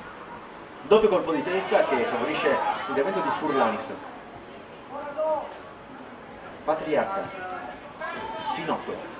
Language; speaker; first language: Italian; native; Italian